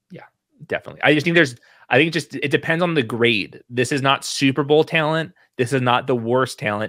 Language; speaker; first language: English; native; English